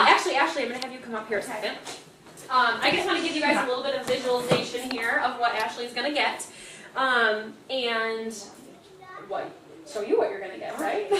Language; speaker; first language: English; native; English